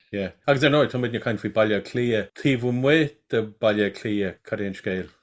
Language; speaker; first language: Irish; non-native, local second language; English